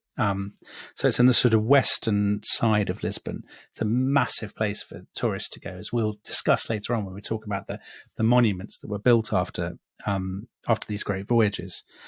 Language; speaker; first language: English; native; English